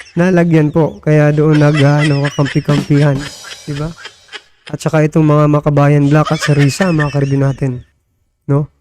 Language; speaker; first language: Filipino; non-native, local second language; Waray